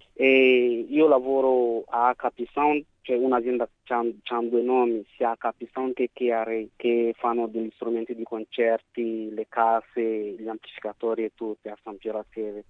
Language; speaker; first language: Italian; non-native, fluent; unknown